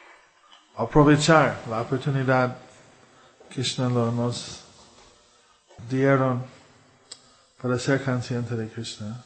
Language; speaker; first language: Spanish; non-native, fluent; English